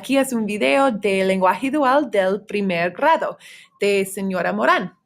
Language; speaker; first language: Spanish; non-native, fluent; English